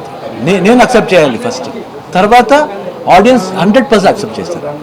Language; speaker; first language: Telugu; non-native, learner; Kannada